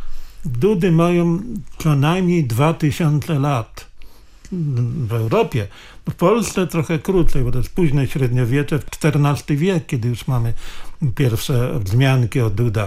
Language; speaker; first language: Polish; native; Polish